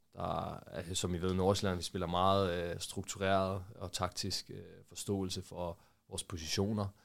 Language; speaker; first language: Danish; early bilingual, other home language; Portuguese